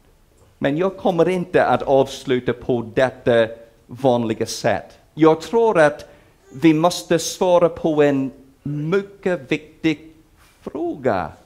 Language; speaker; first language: Swedish; non-native, fluent; English